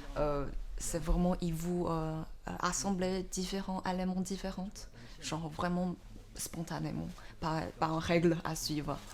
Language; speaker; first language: French; non-native, learner; Chinese